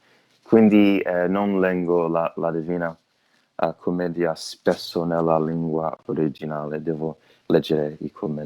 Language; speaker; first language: Italian; non-native, learner; English